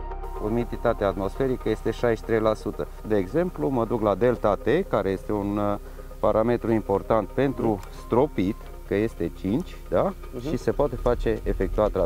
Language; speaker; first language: Romanian; native; Romanian